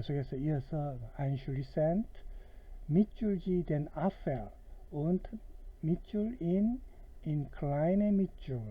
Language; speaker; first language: German; non-native, fluent; Korean